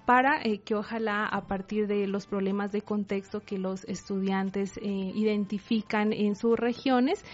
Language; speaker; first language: Spanish; native; Spanish